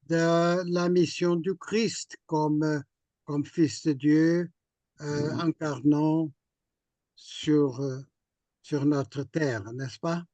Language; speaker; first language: French; non-native, fluent; Portuguese